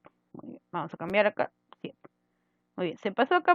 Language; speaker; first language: Spanish; native; Spanish